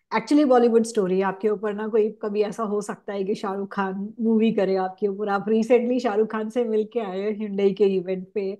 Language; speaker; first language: Hindi; native; Hindi